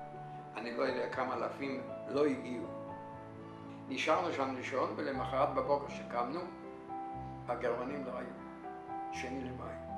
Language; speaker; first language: Hebrew; non-native, fluent; Yiddish